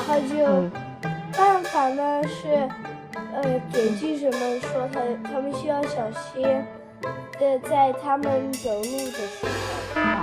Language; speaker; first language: Chinese; early bilingual, heritage; Chinese